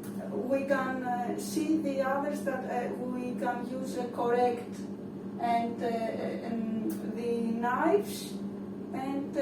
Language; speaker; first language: English; non-native, learner; Greek